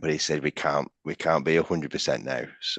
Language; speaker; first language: English; native; English